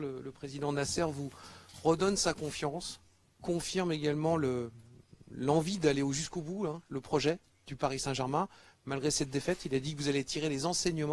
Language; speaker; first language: French; native; French